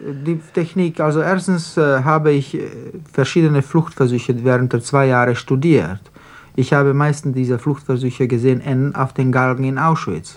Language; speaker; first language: German; non-native, fluent; Slovak